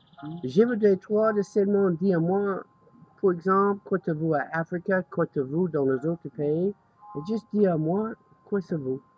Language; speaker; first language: French; non-native, learner; English